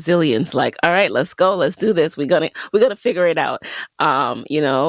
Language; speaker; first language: English; native; English